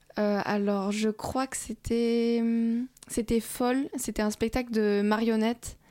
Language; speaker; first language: French; non-native, fluent; Russian